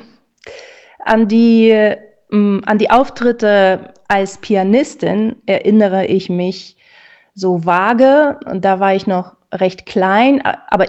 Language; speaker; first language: German; non-native, fluent; Russian